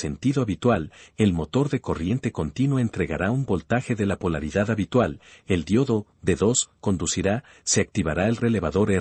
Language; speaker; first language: Spanish; native; Spanish